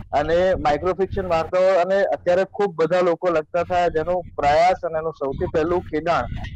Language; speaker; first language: Gujarati; native; Gujarati